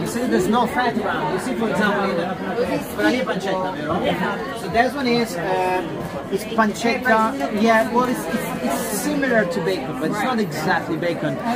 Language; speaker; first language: English; non-native, fluent; Italian